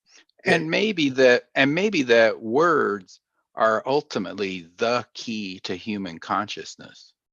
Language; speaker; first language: English; native; English